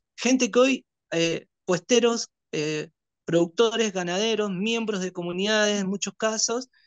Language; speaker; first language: Spanish; native; Spanish